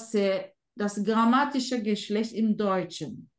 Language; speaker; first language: German; non-native, fluent; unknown